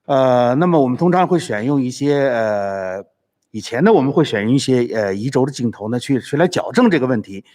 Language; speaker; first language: Chinese; native; Chinese